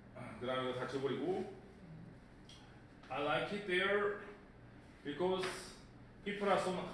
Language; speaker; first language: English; non-native, fluent; Korean